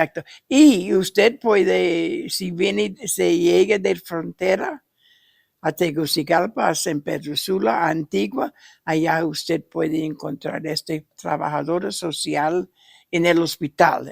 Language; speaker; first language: Spanish; non-native, fluent; English